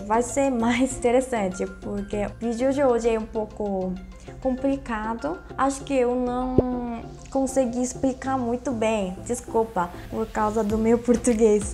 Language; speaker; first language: Portuguese; non-native, fluent; Korean